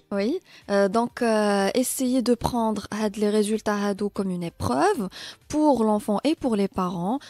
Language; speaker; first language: French; non-native, local second language; Arabic